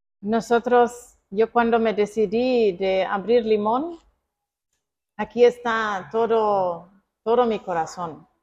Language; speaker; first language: Spanish; non-native, fluent; Croatian